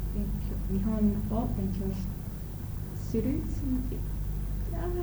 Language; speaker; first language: Japanese; non-native, learner; English